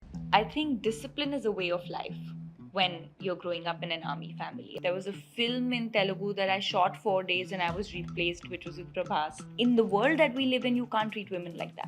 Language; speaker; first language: English; non-native, local second language; Hindi